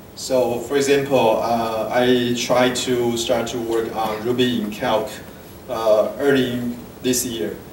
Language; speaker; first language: English; non-native, fluent; Chinese